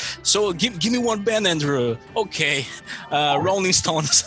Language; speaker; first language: English; non-native, fluent; Portuguese